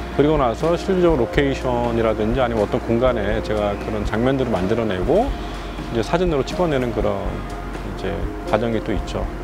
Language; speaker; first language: Korean; native; Korean